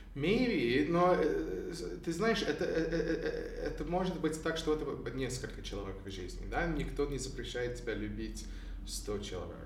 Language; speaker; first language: Russian; non-native, fluent; English